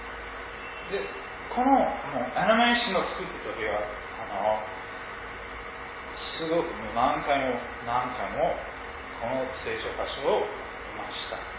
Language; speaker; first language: Japanese; non-native, fluent; English